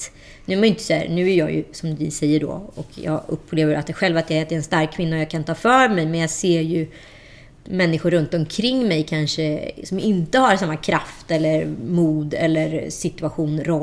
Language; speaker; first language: Swedish; native; Swedish